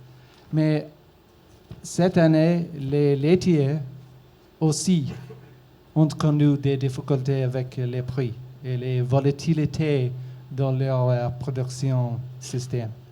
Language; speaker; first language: French; non-native, learner; English